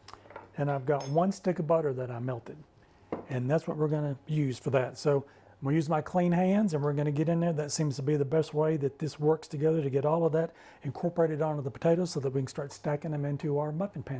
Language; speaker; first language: English; native; English